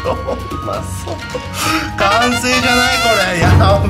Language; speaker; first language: Japanese; native; Japanese